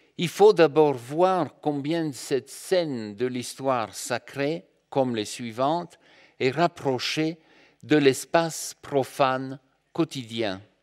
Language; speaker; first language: French; non-native, fluent; Bulgarian